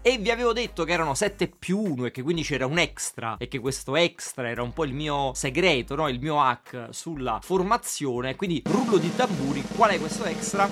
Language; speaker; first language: Italian; native; Italian